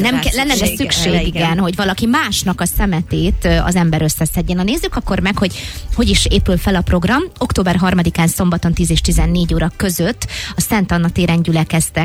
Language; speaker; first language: Hungarian; native; Hungarian